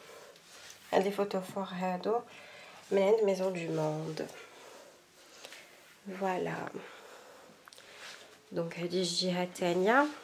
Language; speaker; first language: Arabic; early bilingual, heritage; Arabic